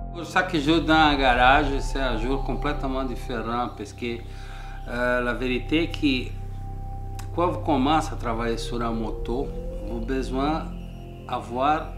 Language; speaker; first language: French; non-native, fluent; Portuguese